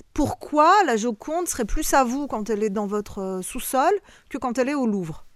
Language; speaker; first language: French; early bilingual, other home language; Bosnian